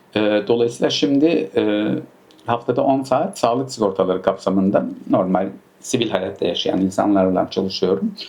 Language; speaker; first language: Turkish; early bilingual, heritage; Turkish